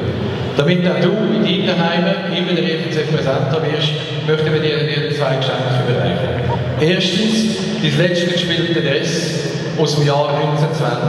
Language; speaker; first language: German; native; German